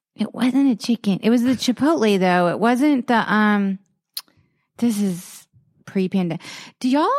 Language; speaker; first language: English; native; English